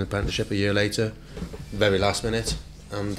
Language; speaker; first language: English; native; English